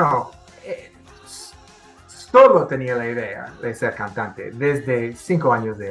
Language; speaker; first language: Spanish; non-native, fluent; English